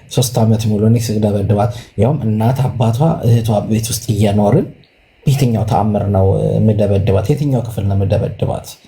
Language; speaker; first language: Amharic; native; Amharic